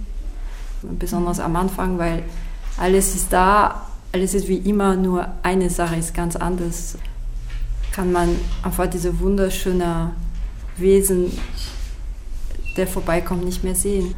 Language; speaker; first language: German; non-native, fluent; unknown